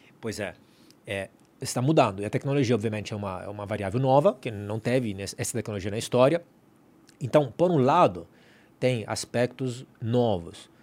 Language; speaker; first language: Portuguese; non-native, fluent; Italian